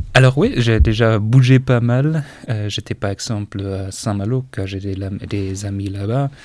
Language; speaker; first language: French; non-native, fluent; German